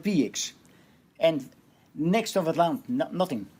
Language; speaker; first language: English; non-native, learner; Dutch